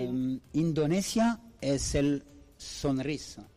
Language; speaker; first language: Spanish; non-native, fluent; French